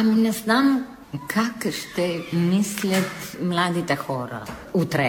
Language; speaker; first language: Bulgarian; non-native, fluent; Italian